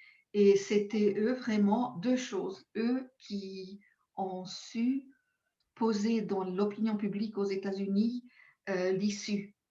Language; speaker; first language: French; non-native, local second language; German